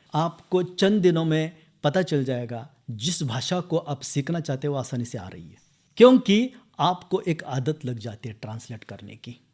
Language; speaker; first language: Hindi; non-native, local second language; Marathi